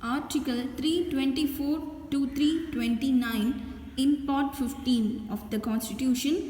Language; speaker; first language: English; non-native, local second language; Tamil